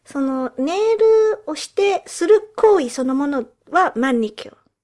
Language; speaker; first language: Japanese; early bilingual, heritage; Japanese